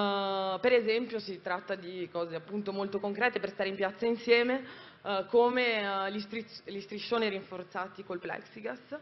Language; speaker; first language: Italian; native; Italian